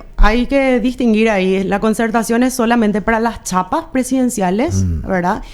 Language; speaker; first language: Spanish; native; Spanish